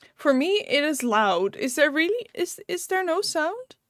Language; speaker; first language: English; non-native, fluent; Dutch